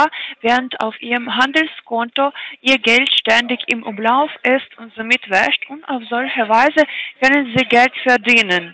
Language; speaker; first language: German; non-native, fluent; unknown